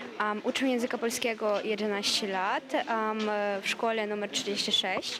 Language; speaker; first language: Polish; non-native, learner; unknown